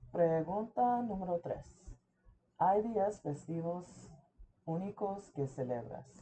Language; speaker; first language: Spanish; early bilingual, heritage; English